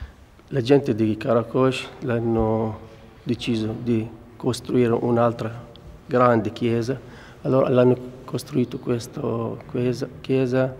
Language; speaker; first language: Italian; non-native, fluent; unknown